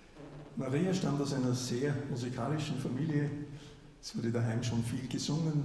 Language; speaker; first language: German; native; German